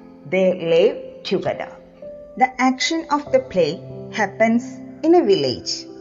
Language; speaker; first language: English; non-native, local second language; Malayalam